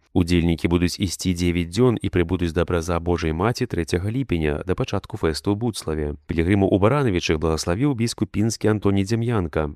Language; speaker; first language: Belarusian; native; Belarusian